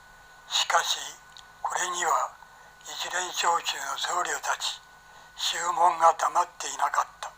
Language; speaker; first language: Japanese; native; Japanese